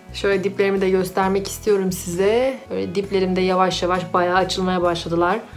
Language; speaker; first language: Turkish; native; Turkish